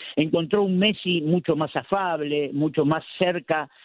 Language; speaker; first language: Spanish; native; Spanish